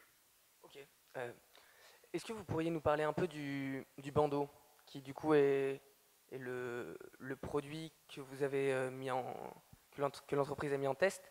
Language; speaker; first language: French; native; French